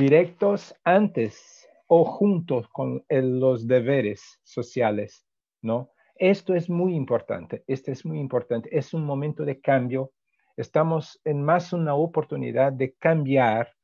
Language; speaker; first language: Spanish; non-native, fluent; Portuguese